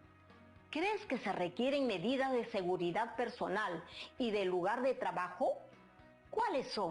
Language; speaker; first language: Spanish; native; Spanish